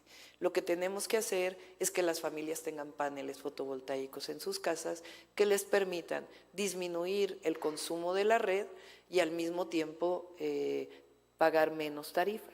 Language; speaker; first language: Spanish; native; Spanish